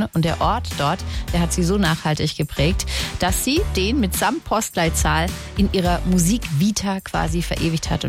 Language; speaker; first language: German; native; German